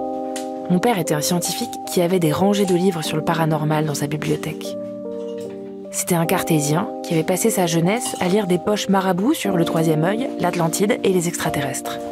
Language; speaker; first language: French; native; French